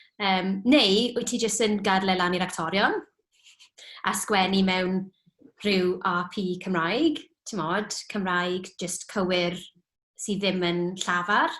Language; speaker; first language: Welsh; native; Welsh